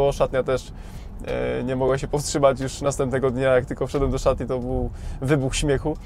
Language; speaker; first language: Polish; native; Polish